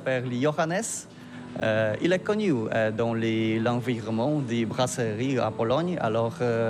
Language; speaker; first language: French; non-native, learner; Polish